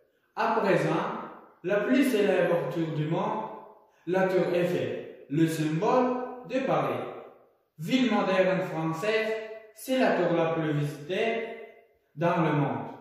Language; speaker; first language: French; non-native, learner; Uzbek